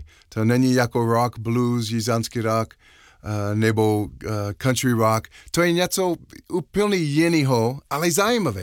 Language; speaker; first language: Czech; non-native, learner; English